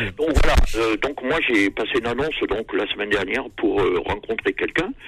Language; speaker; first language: French; native; French